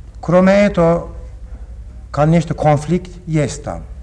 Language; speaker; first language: Russian; non-native, learner; Turkish